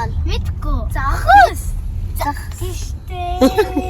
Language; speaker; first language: Mongolian; early bilingual, heritage; Mongolian